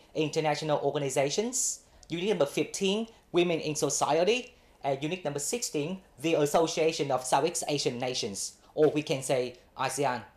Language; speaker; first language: English; non-native, fluent; Vietnamese